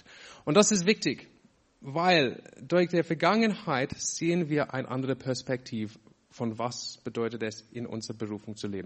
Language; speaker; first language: German; non-native, fluent; English